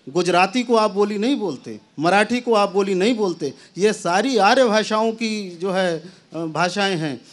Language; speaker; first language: Hindi; native; Hindi